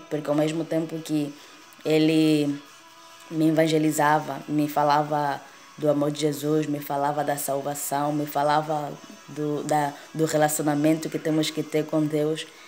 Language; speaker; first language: Portuguese; native; Portuguese